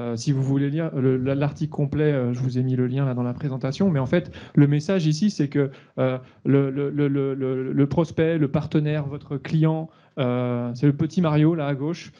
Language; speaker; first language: French; native; French